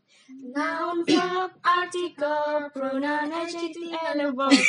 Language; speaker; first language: English; non-native, learner; Indonesian